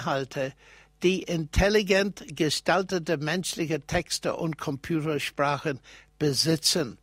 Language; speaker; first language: German; non-native, fluent; English